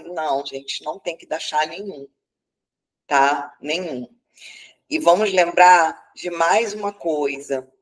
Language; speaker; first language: Portuguese; native; Portuguese